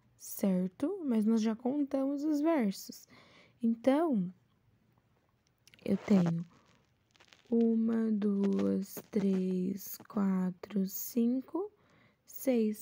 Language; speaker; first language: Portuguese; native; Portuguese